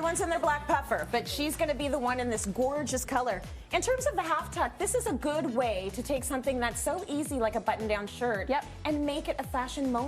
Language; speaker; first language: English; native; English